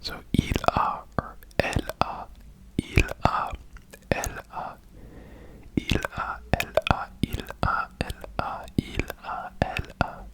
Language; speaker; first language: French; non-native, learner; English